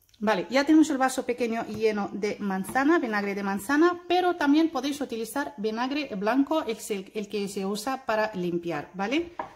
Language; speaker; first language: Spanish; non-native, fluent; Arabic